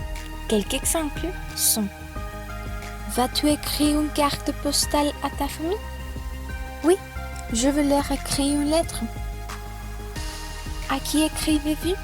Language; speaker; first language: French; non-native, fluent; Spanish